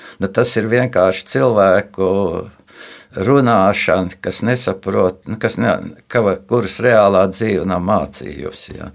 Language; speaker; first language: Latvian; native; Latvian